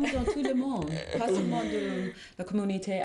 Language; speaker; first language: French; non-native, learner; English